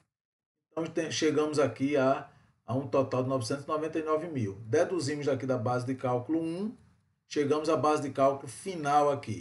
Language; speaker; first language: Portuguese; native; Portuguese